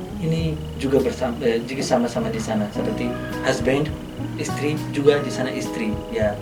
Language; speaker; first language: Indonesian; non-native, learner; Hindi